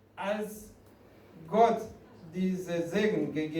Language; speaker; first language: German; non-native, fluent; Rundi